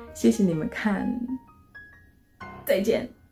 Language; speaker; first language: Chinese; non-native, learner; English